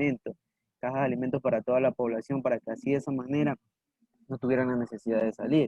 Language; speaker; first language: Spanish; native; Spanish